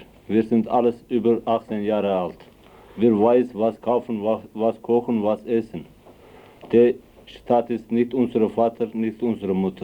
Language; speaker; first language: German; non-native, learner; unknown